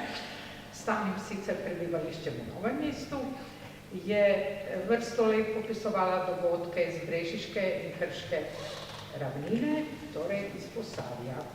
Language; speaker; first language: Slovenian; native; Slovenian